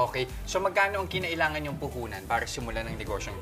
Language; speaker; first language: Filipino; native; Filipino